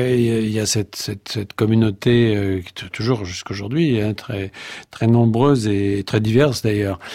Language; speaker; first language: French; native; French